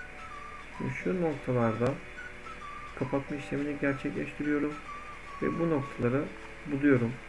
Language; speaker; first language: Turkish; native; Turkish